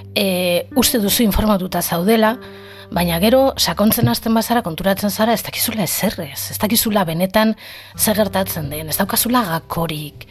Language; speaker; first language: Basque; non-native, local second language; Spanish